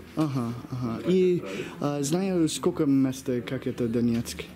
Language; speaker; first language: Russian; non-native, learner; English